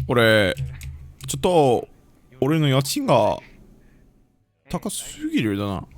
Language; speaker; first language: Japanese; non-native, learner; English